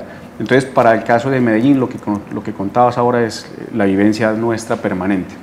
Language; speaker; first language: Spanish; native; Spanish